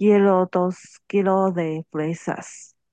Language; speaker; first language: Spanish; non-native, learner; Chinese